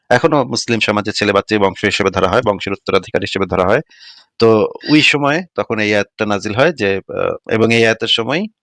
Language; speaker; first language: Bangla; native; Bangla